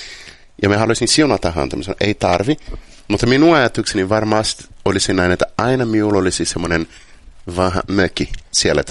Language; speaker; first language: Finnish; non-native, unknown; Portuguese